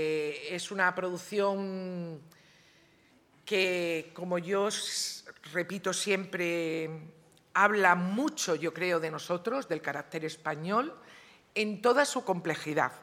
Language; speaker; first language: Spanish; native; Spanish